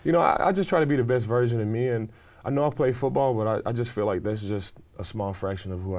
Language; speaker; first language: English; native; English